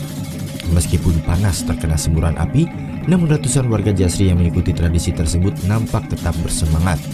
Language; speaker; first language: Indonesian; native; Indonesian